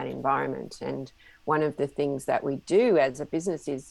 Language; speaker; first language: English; native; English